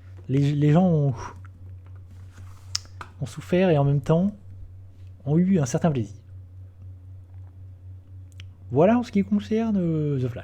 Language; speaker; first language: French; native; French